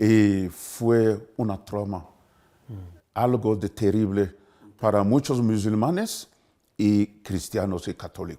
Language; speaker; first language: Spanish; non-native, fluent; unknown